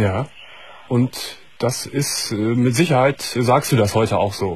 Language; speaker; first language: German; native; German